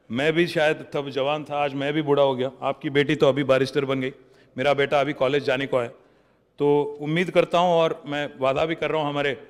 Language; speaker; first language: Hindi; non-native, local second language; Telugu